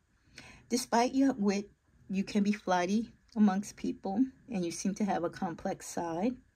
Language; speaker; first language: English; native; English